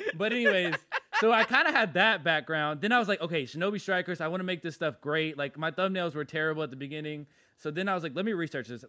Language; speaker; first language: English; native; English